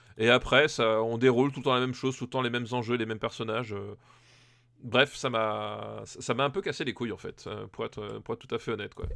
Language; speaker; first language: French; native; French